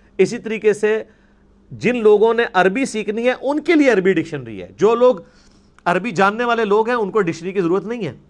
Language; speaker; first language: Urdu; non-native, local second language; Punjabi